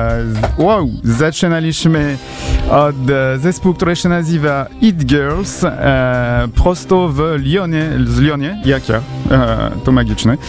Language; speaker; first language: Polish; non-native, learner; French